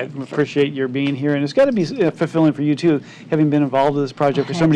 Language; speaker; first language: English; native; English